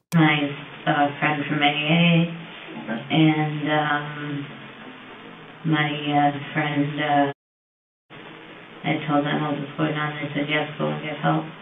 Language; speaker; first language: English; native; English